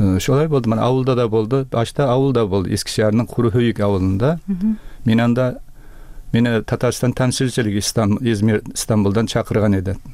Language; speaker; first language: Tatar; early bilingual, heritage; Tatar